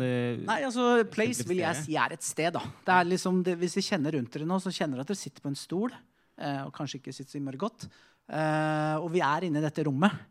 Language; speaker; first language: Norwegian; native; Norwegian